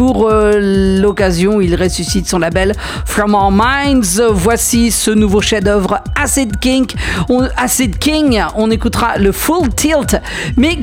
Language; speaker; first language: French; native; French